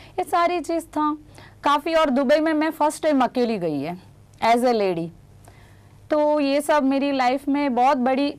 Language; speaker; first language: Hindi; non-native, local second language; Gujarati